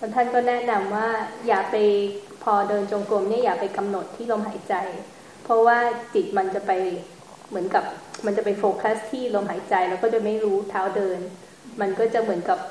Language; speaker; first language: Thai; native; Thai